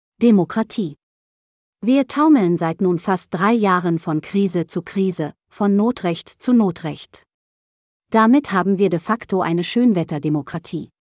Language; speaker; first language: German; native; German